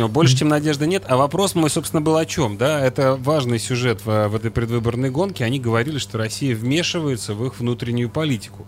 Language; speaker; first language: Russian; native; Russian